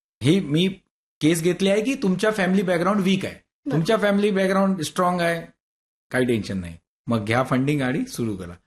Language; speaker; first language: Marathi; non-native, local second language; Hindi